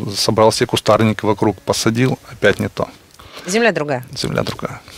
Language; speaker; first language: Russian; native; Russian